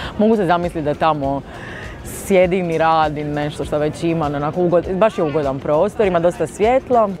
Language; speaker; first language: Croatian; native; Croatian